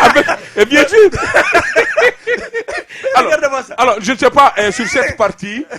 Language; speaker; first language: French; non-native, local second language; Bambara